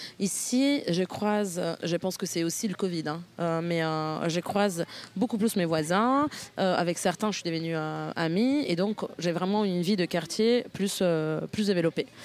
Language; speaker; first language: French; non-native, fluent; Italian